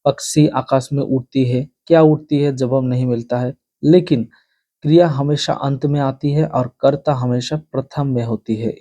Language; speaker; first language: Hindi; non-native, local second language; Bangla